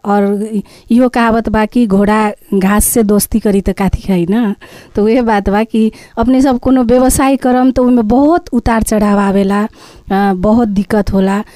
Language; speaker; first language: Bhojpuri; native; Bhojpuri